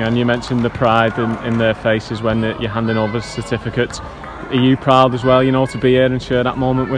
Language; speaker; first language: English; native; English